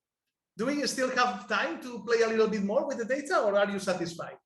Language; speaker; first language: English; non-native, fluent; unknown